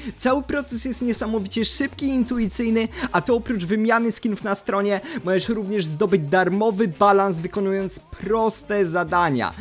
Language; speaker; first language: Polish; native; Polish